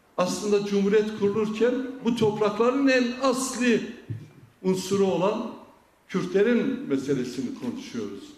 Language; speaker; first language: Turkish; non-native, local second language; Kurdish